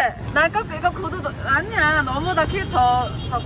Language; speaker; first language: Korean; non-native, fluent; Indonesian